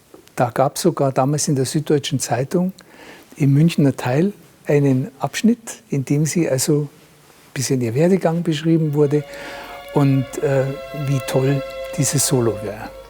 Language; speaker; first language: German; native; German